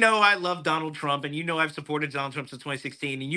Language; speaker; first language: English; native; English